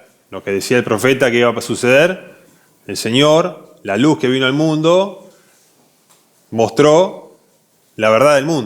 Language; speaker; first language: Spanish; native; Spanish